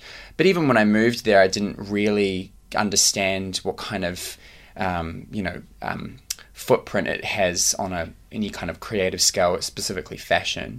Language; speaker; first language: English; native; English